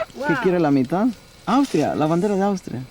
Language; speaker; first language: Spanish; native; Spanish